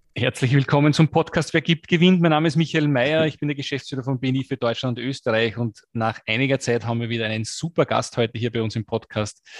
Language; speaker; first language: German; native; German